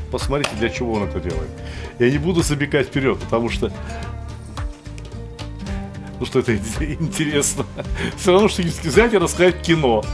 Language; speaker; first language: Russian; native; Russian